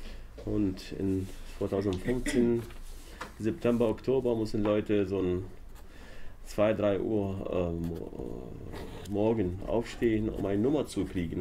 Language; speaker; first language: German; non-native, learner; Arabic